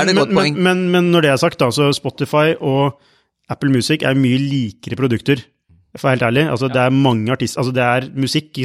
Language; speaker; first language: Norwegian; native; Norwegian